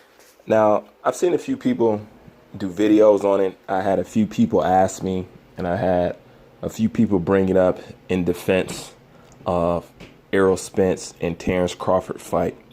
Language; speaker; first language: English; native; English